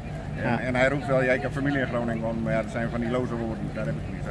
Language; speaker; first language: Dutch; native; Dutch